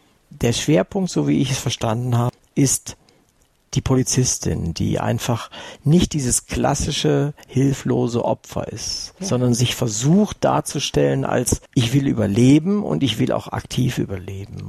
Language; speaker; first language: German; native; German